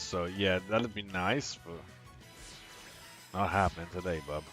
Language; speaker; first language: English; native; English